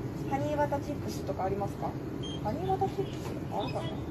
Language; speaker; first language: Japanese; non-native, fluent; Korean